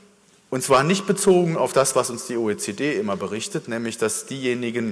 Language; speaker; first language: German; native; German